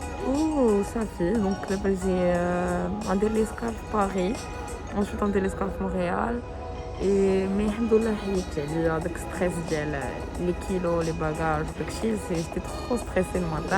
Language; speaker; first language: French; non-native, local second language; Arabic